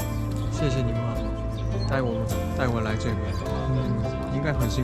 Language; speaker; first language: Chinese; non-native, fluent; Korean